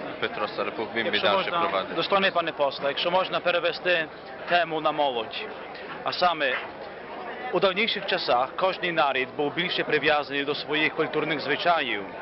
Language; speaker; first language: Ukrainian; early bilingual, heritage; Ukrainian